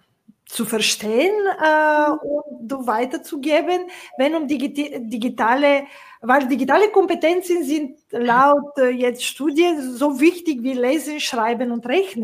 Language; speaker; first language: German; non-native, fluent; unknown